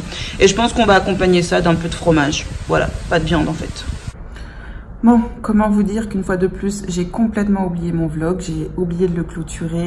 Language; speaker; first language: French; native; French